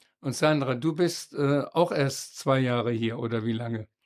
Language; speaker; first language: German; native; German